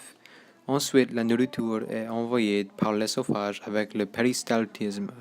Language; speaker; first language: French; non-native, local second language; English